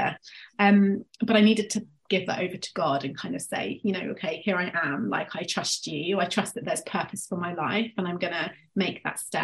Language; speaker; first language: English; native; English